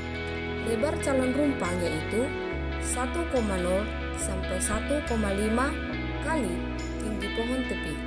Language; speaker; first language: Indonesian; native; Indonesian